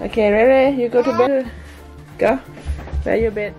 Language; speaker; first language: English; non-native, learner; Thai